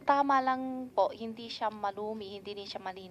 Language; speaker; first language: Filipino; non-native, learner; Chinese